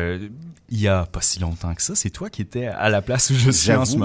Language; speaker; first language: French; native; French